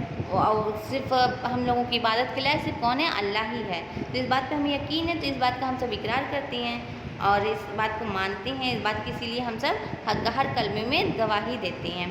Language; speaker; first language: Urdu; native; Urdu